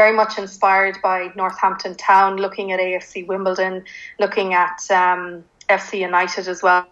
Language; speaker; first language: English; native; English